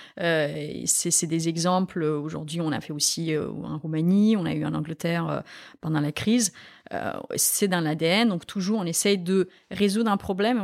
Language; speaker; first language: French; non-native, fluent; Romanian